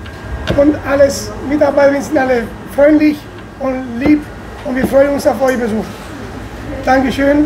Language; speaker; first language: German; non-native, fluent; Italian